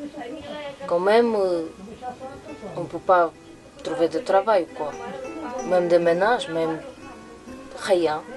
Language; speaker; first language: French; non-native, learner; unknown